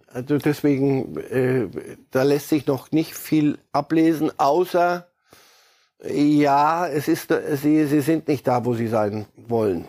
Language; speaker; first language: German; native; German